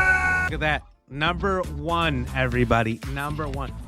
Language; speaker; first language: English; native; English